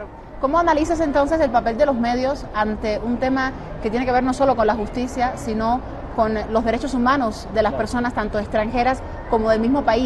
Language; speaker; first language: Spanish; native; Spanish